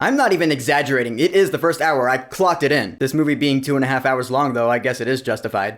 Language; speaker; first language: English; native; English